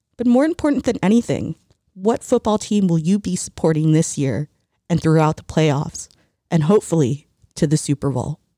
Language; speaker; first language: English; early bilingual, other home language; Spanish